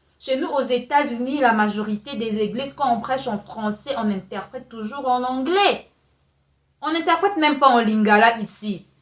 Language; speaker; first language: French; non-native, local second language; Lingala